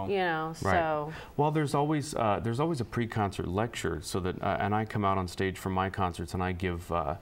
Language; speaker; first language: English; native; English